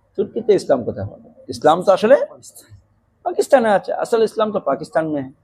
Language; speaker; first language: Urdu; non-native, fluent; Bangla